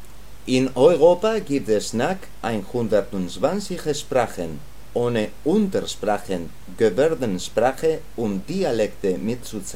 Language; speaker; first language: German; non-native, learner; Spanish